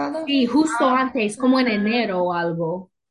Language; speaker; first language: Spanish; non-native, learner; English